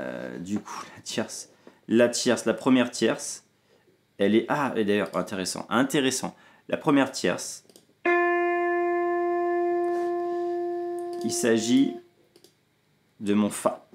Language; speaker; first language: French; native; French